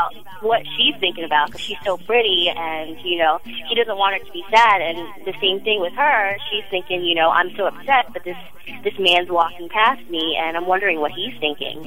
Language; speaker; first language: English; native; English